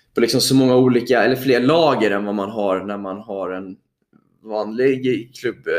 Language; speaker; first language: Swedish; native; Swedish